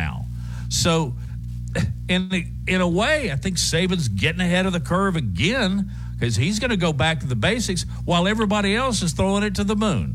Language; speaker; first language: English; native; English